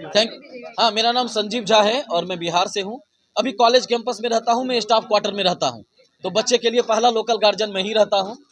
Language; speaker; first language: Hindi; native; Hindi